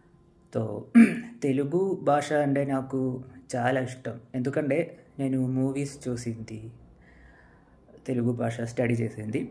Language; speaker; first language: Telugu; non-native, learner; Malayalam